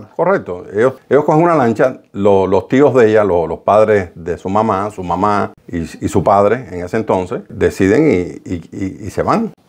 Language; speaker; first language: Spanish; native; Spanish